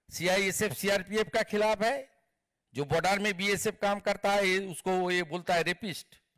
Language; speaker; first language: Hindi; non-native, local second language; Bangla